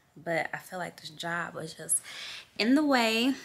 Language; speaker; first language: English; native; English